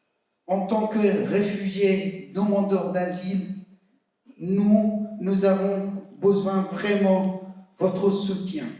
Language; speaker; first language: French; non-native, fluent; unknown